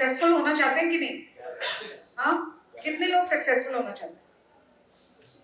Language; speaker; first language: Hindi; native; Hindi